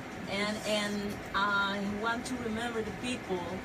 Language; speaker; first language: English; non-native, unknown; Spanish